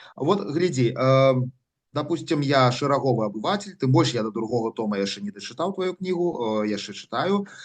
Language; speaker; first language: Belarusian; non-native, local second language; Russian